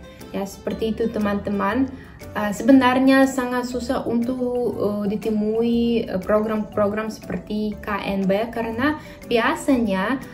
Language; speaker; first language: Indonesian; non-native, fluent; Russian